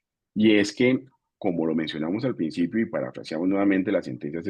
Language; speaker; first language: Spanish; native; Spanish